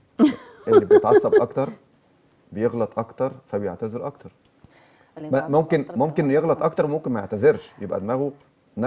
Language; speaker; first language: Arabic; native; Arabic